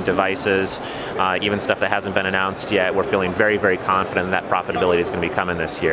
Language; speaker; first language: English; native; English